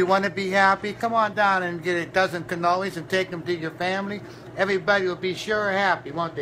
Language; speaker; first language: English; native; English